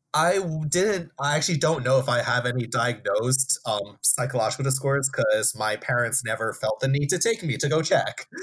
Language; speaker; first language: English; native; English